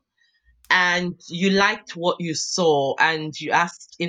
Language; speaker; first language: English; non-native, local second language; Yoruba